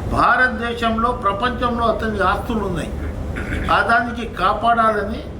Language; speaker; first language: Telugu; non-native, local second language; Lambadi